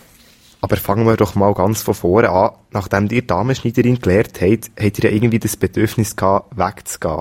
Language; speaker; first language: German; native; German